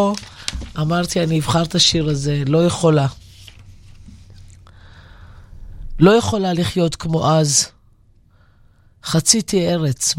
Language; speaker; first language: Hebrew; non-native, local second language; Arabic